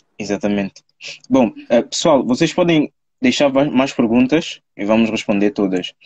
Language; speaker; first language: Portuguese; native; Portuguese